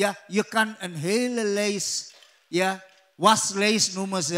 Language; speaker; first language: Dutch; non-native, learner; Indonesian